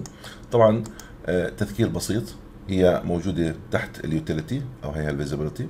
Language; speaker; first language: Arabic; native; Arabic